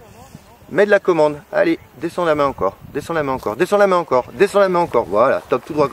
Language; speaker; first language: French; native; French